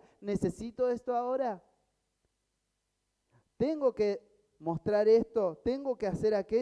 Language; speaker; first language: Spanish; native; Spanish